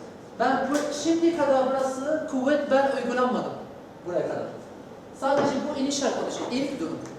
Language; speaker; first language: Turkish; non-native, learner; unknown